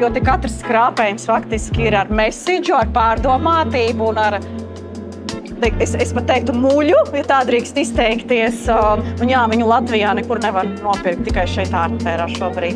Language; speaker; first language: Latvian; native; Latvian